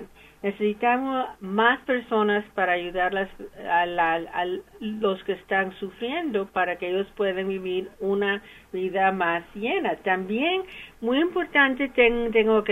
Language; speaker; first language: Spanish; early bilingual, heritage; English